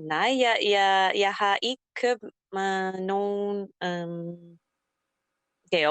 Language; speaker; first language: Danish; non-native, learner; English